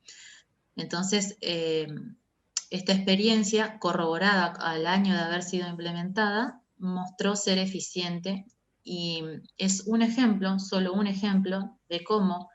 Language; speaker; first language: Spanish; native; Spanish